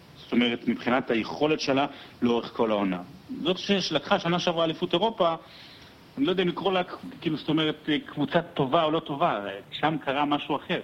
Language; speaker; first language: Hebrew; native; Hebrew